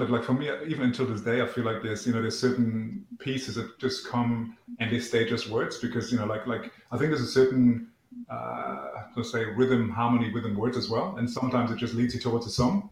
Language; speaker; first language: English; non-native, fluent; German